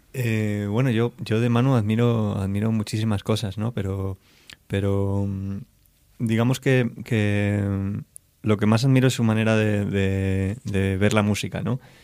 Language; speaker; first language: Spanish; native; Spanish